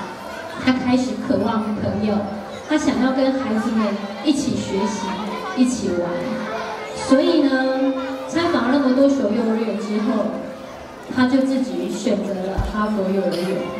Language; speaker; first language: Chinese; native; Chinese